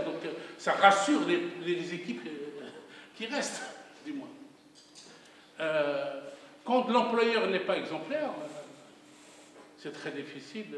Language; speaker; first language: French; non-native, local second language; Arabic